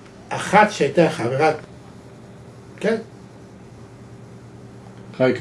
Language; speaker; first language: Hebrew; non-native, fluent; Yiddish